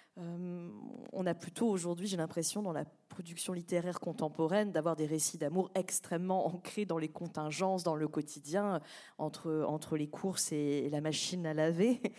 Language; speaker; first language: French; native; French